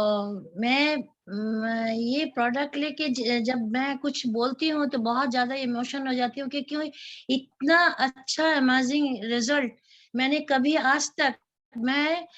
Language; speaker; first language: Hindi; non-native, local second language; Bangla